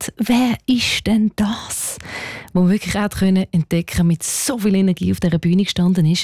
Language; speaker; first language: German; native; German